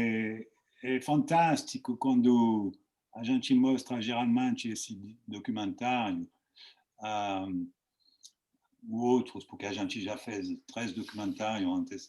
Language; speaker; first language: Portuguese; non-native, fluent; French